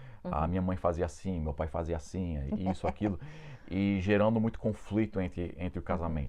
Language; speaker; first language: Portuguese; non-native, fluent; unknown